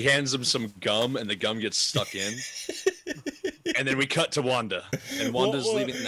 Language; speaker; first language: English; native; English